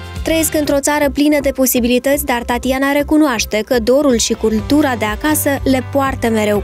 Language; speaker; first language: Romanian; native; Romanian